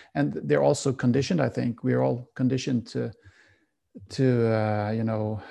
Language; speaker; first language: English; non-native, fluent; Swedish